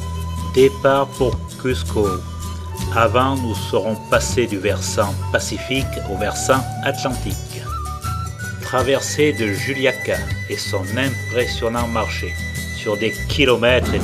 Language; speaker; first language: French; native; French